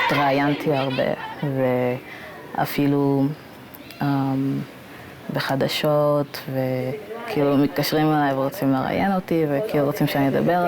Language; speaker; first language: Hebrew; early bilingual, other home language; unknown